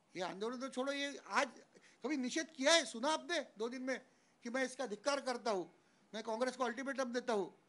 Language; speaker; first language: Hindi; non-native, local second language; Marathi